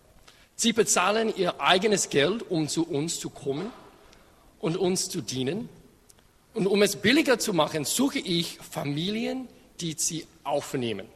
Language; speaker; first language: German; non-native, fluent; English